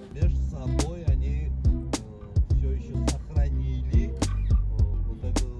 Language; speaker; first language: Russian; non-native, local second language; Georgian